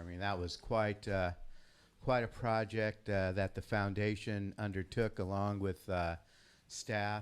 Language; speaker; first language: English; native; English